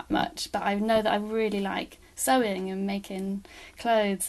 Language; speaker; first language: English; native; English